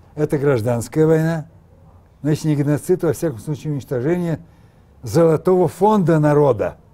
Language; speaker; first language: Russian; native; Russian